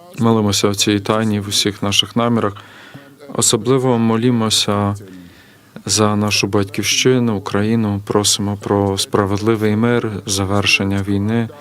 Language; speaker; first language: Ukrainian; native; Ukrainian